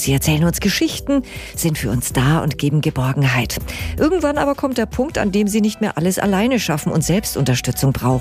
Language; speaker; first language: German; native; German